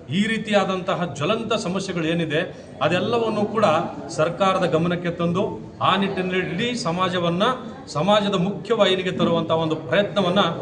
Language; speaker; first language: Kannada; non-native, local second language; Lambadi